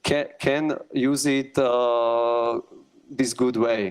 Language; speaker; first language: English; non-native, learner; Slovak